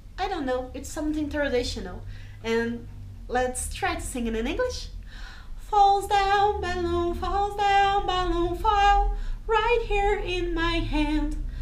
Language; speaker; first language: English; non-native, fluent; Portuguese